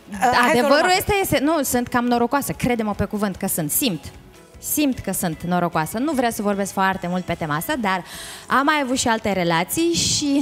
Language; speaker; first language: Romanian; native; Romanian